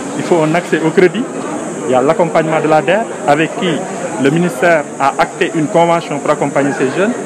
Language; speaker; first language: French; non-native, local second language; Wolof